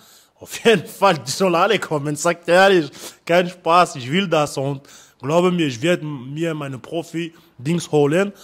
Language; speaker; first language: German; non-native, learner; French